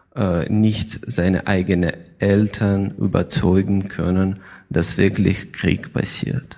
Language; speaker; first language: German; non-native, fluent; Ukrainian